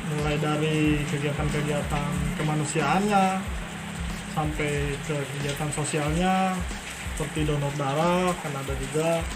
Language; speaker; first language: Indonesian; native; Indonesian